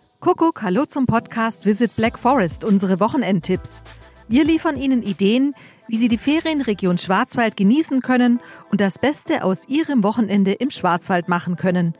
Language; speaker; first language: German; native; German